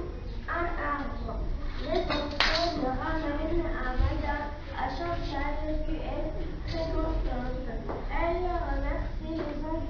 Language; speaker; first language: French; non-native, learner; Arabic